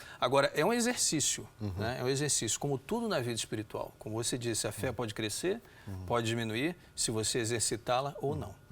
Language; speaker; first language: Portuguese; native; Portuguese